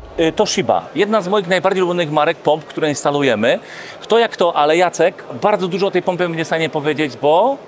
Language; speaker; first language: Polish; native; Polish